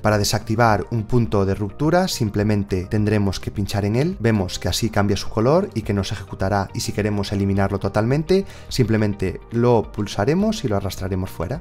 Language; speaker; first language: Spanish; native; Spanish